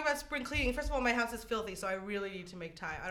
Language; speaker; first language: English; non-native, local second language; Filipino